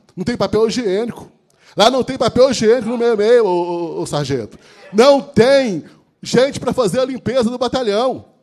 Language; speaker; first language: Portuguese; native; Portuguese